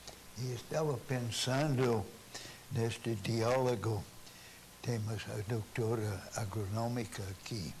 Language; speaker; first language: Portuguese; non-native, fluent; English